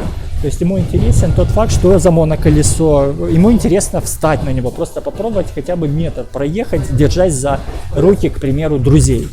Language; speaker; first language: Russian; native; Russian